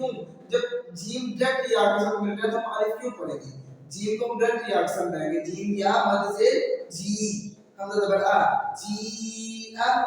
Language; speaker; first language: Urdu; non-native, local second language; Punjabi